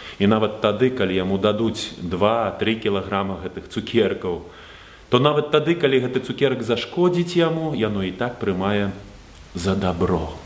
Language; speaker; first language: Belarusian; native; Belarusian